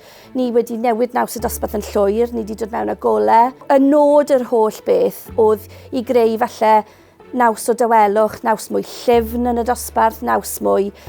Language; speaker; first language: Welsh; native; Welsh